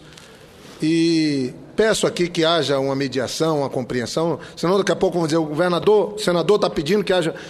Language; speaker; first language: Portuguese; native; Portuguese